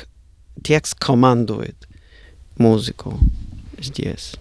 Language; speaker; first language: Russian; non-native, learner; English